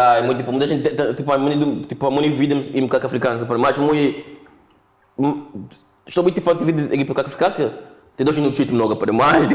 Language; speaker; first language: Russian; non-native, fluent; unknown